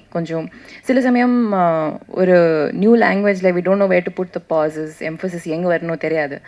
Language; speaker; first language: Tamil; non-native, learner; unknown